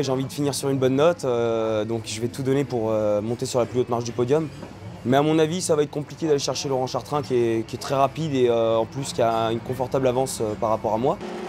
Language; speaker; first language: French; native; French